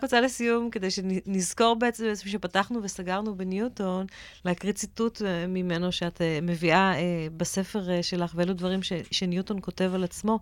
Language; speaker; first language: Hebrew; native; Hebrew